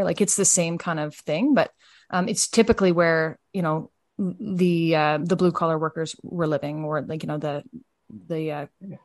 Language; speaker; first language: English; native; English